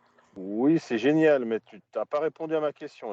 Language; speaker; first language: French; native; French